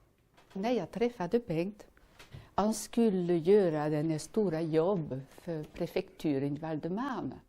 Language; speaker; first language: Swedish; non-native, fluent; French